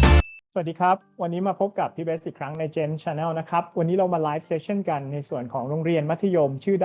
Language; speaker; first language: Thai; native; Thai